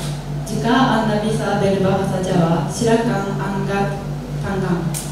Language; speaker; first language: Indonesian; non-native, learner; Japanese